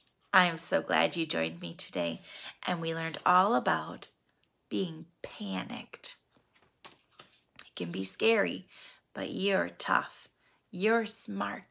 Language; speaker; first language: English; native; English